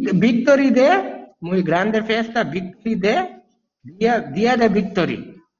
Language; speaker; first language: Spanish; non-native, learner; Bangla